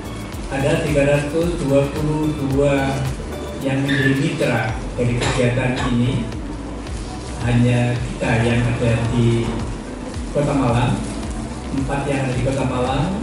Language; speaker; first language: Indonesian; native; Indonesian